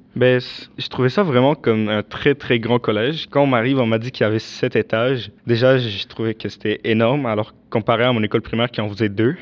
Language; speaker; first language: French; early bilingual, other home language; Arabic